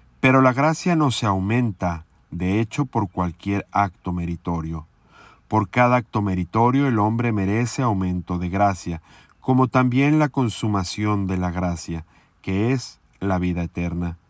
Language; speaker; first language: Spanish; native; Spanish